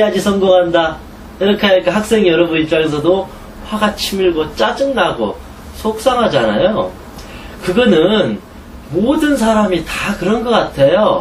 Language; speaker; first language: Korean; native; Korean